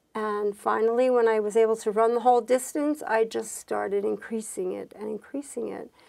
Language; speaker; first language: English; native; English